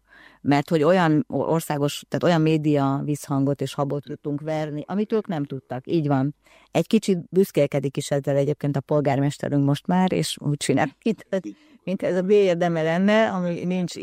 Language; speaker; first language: Hungarian; native; Hungarian